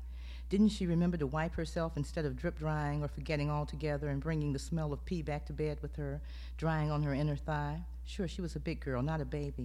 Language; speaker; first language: English; native; English